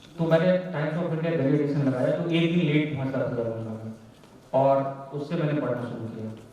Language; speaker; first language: Hindi; non-native, local second language; Maithili